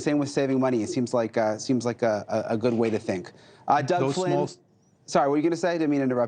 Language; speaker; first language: English; native; English